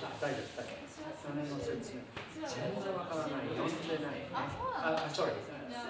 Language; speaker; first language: Japanese; non-native, learner; English